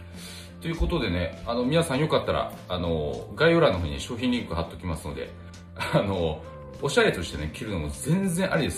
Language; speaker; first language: Japanese; native; Japanese